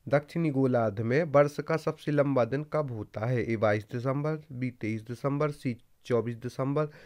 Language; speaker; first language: Hindi; native; Hindi